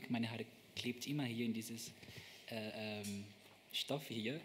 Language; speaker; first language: German; non-native, fluent; Portuguese